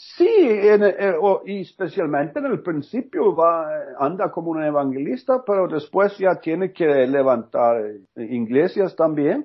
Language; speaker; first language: Spanish; non-native, learner; Norwegian